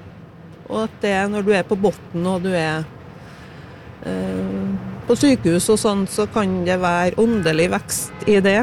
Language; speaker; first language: Norwegian; native; Norwegian